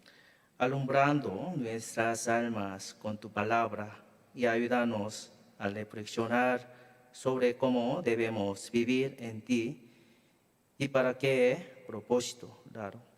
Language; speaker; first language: Spanish; non-native, learner; Korean